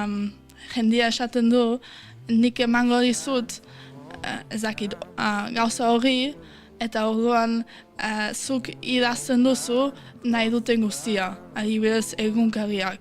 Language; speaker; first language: Basque; non-native, fluent; German